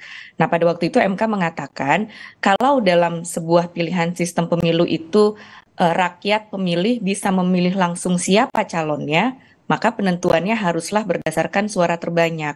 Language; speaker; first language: Indonesian; native; Indonesian